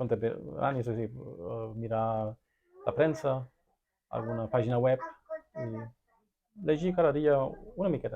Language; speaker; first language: Catalan; non-native, fluent; German